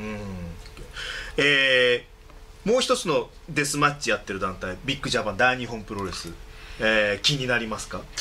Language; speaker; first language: Japanese; native; Japanese